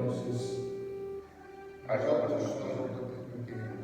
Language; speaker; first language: Spanish; non-native, learner; English